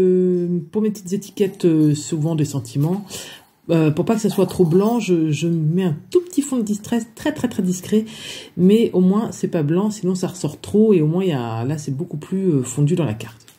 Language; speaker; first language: French; native; French